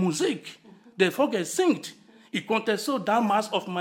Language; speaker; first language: German; non-native, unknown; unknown